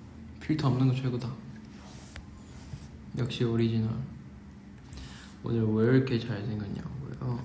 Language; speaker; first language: Korean; non-native, fluent; Chinese